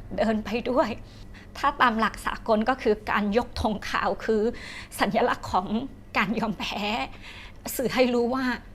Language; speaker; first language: Thai; non-native, fluent; Shan